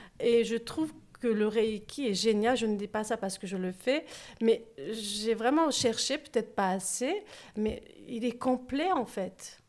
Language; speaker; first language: French; early bilingual, other home language; Turkish